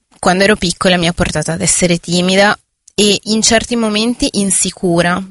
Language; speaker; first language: Italian; early bilingual, other home language; Spanish